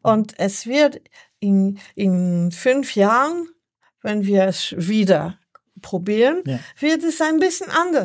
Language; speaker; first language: German; non-native, learner; French